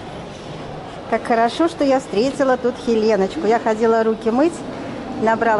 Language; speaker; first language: Russian; native; Russian